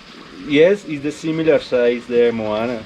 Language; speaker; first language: English; non-native, learner; Spanish